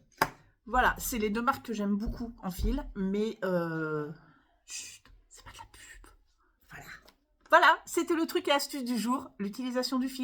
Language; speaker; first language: French; native; French